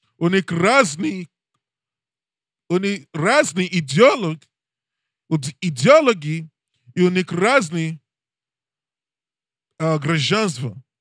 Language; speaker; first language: Russian; non-native, learner; English